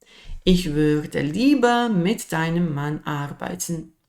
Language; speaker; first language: German; non-native, fluent; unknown